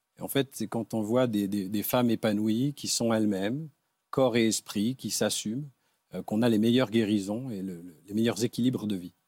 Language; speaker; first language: French; native; French